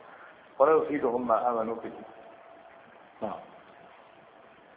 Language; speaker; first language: Arabic; native; Arabic